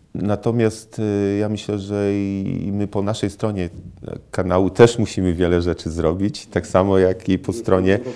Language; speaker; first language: Polish; native; Polish